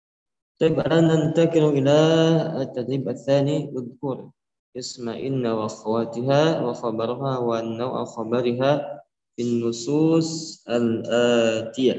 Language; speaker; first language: Arabic; non-native, local second language; Indonesian